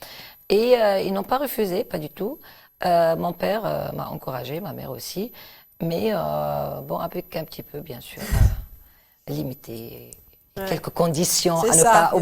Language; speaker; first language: French; non-native, local second language; Arabic